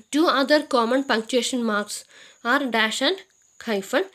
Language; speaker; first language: English; non-native, local second language; Malayalam